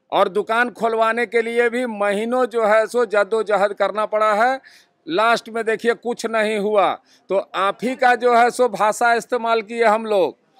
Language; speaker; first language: Hindi; native; Hindi